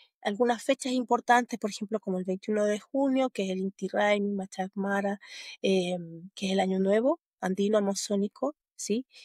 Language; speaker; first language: Spanish; native; Spanish